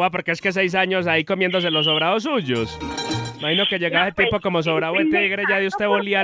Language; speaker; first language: Spanish; native; Spanish